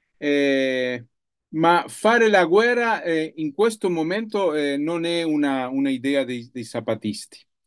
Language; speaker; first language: Italian; non-native, learner; Spanish